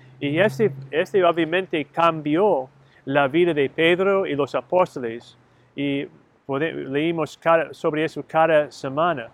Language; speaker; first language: Spanish; non-native, learner; English